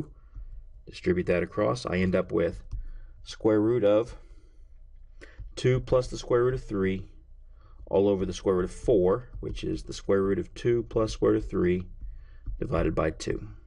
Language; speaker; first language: English; native; English